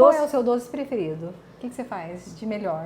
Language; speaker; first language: Portuguese; native; Portuguese